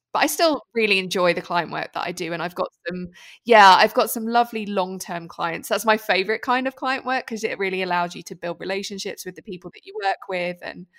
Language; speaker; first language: English; native; English